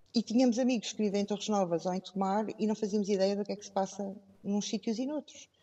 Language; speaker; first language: Portuguese; native; Portuguese